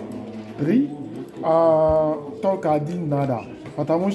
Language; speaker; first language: Russian; non-native, learner; French